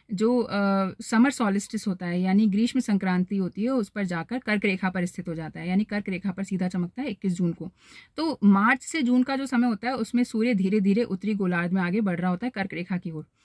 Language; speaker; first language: Hindi; native; Hindi